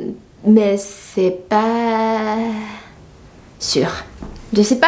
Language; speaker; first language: French; non-native, learner; Japanese